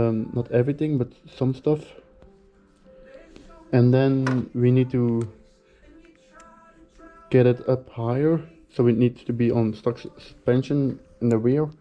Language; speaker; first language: English; non-native, fluent; Dutch